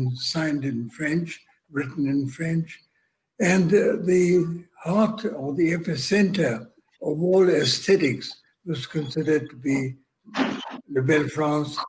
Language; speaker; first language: English; non-native, local second language; Punjabi